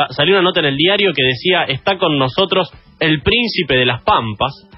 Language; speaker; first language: Spanish; native; Spanish